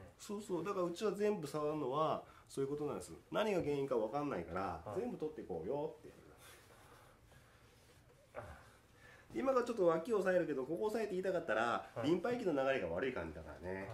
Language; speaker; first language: Japanese; native; Japanese